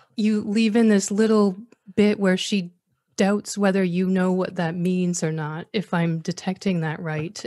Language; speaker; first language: English; native; English